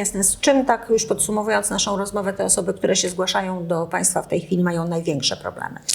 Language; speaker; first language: Polish; native; Polish